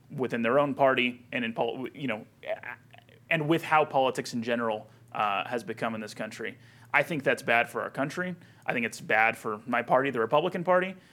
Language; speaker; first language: English; native; English